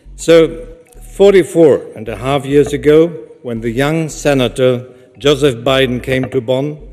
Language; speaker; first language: English; non-native, fluent; German